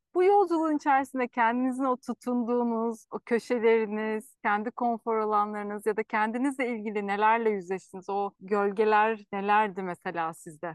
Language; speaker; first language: Turkish; native; Turkish